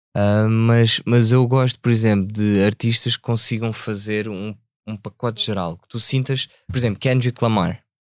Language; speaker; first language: Portuguese; early bilingual, other home language; French